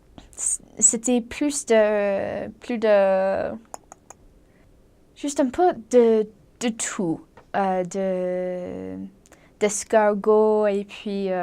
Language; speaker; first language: French; non-native, fluent; English